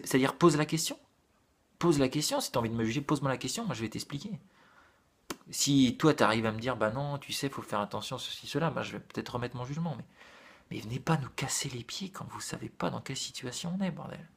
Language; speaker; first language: French; native; French